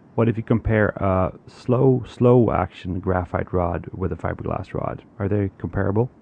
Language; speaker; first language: English; non-native, fluent; Swedish